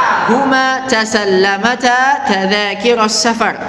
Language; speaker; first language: Arabic; non-native, fluent; Indonesian